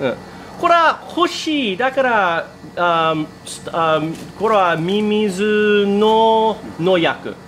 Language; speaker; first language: Japanese; non-native, learner; English